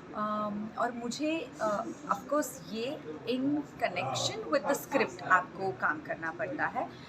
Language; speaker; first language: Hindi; non-native, local second language; Marathi